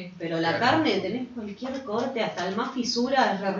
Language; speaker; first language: Spanish; native; Spanish